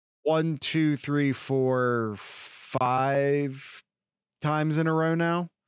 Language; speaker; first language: English; native; English